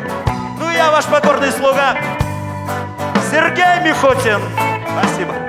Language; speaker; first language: Russian; native; Russian